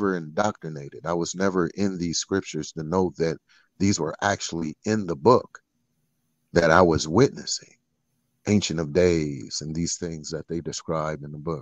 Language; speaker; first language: English; early bilingual, other home language; Filipino